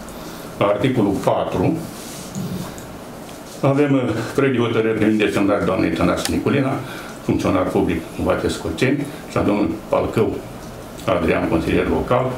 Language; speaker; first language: Romanian; native; Romanian